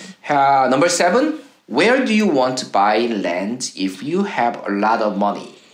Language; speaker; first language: English; non-native, fluent; Korean